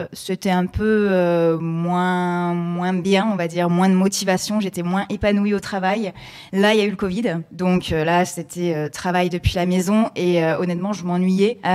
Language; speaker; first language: French; native; French